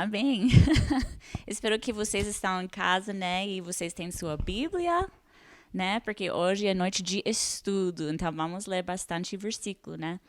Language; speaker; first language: Portuguese; non-native, fluent; English